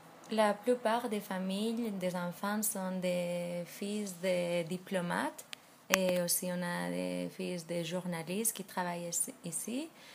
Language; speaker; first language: French; non-native, fluent; Spanish